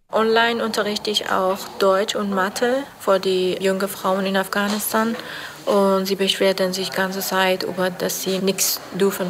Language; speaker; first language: German; non-native, learner; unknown